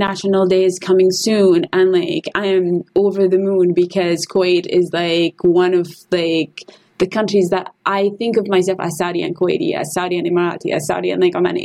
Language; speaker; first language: English; non-native, fluent; Arabic